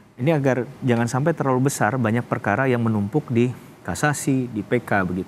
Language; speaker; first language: Indonesian; native; Indonesian